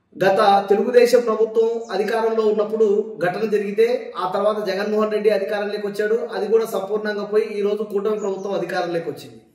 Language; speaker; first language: Telugu; native; Telugu